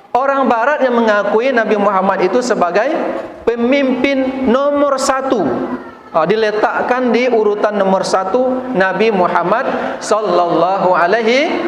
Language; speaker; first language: Malay; non-native, local second language; Minangkabau